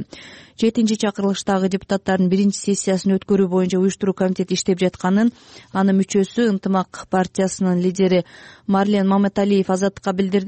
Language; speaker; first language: Kyrgyz; native; Kyrgyz